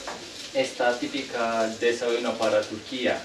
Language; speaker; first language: Spanish; non-native, learner; Turkish